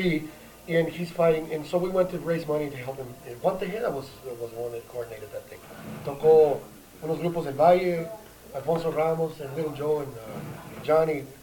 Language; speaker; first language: English; early bilingual, other home language; Spanish